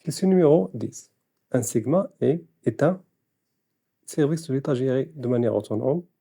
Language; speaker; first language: French; non-native, local second language; Arabic